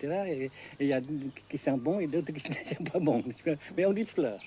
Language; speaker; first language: French; non-native, local second language; Vietnamese